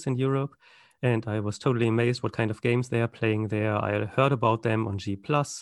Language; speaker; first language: English; non-native, fluent; German